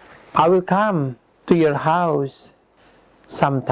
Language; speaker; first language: English; non-native, fluent; Indonesian